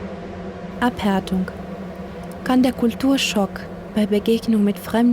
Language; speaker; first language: German; non-native, learner; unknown